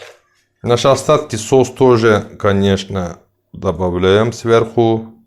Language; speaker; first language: Russian; non-native, learner; Turkish